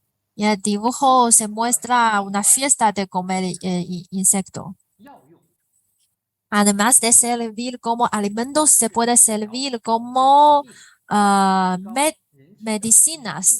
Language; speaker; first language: Spanish; non-native, fluent; Chinese